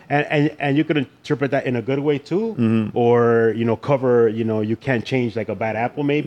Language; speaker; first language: English; early bilingual, other home language; Spanish